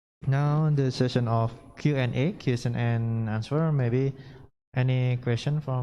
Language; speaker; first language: English; non-native, learner; Indonesian